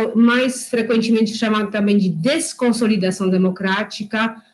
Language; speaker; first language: Portuguese; non-native, fluent; Polish